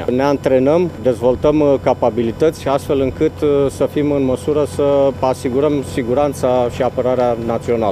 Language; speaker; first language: Romanian; native; Romanian